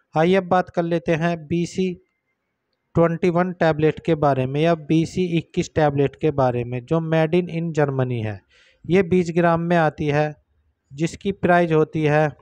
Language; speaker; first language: Hindi; native; Hindi